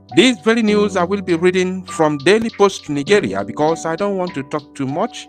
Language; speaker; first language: English; non-native, local second language; Igbo